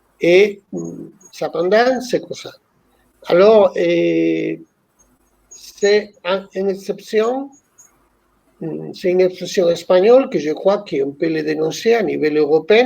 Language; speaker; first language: French; non-native, fluent; Spanish